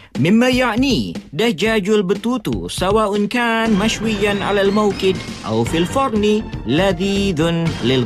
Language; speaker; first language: Arabic; non-native, fluent; Indonesian